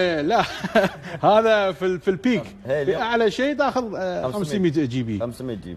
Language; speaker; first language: Arabic; native; Arabic